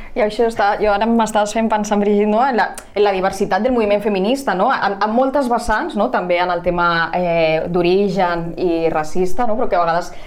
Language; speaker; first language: Catalan; non-native, local second language; Spanish